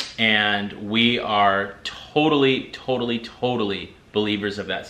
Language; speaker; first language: English; native; English